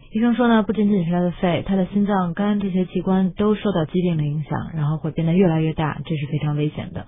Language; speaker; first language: Chinese; native; Chinese